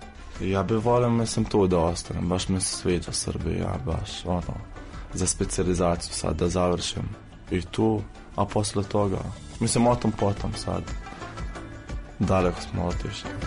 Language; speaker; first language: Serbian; non-native, fluent; Arabic